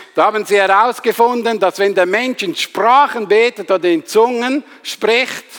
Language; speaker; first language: German; native; German